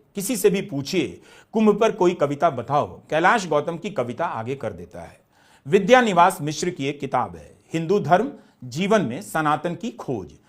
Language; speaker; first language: Hindi; non-native, local second language; Bhojpuri